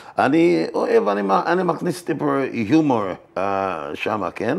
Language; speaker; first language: Hebrew; non-native, fluent; English